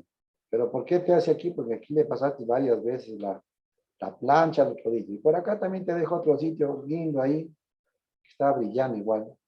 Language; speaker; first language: Spanish; native; Spanish